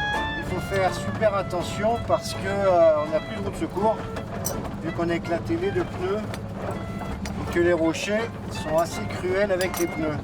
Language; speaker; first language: French; native; French